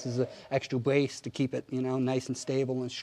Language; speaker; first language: English; native; English